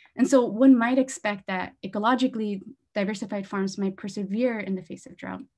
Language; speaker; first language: English; native; English